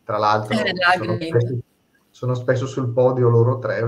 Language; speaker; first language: Italian; native; Italian